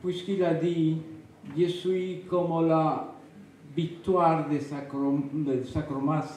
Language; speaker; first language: French; non-native, fluent; Spanish